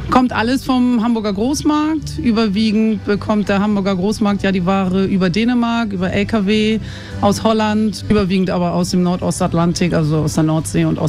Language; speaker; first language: German; native; German